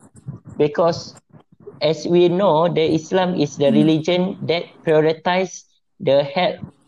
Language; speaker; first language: English; non-native, local second language; Malay